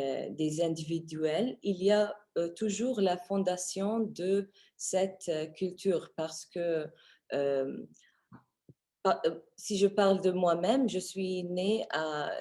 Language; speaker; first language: French; non-native, fluent; Arabic